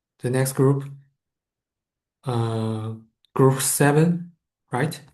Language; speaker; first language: English; non-native, fluent; Chinese